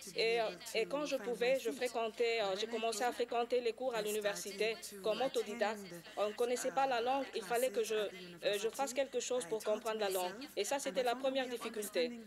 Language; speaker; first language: French; non-native, local second language; Swahili